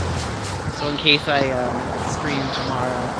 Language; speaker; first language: English; native; English